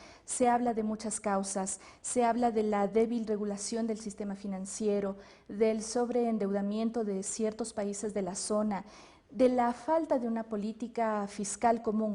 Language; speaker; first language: Spanish; native; Spanish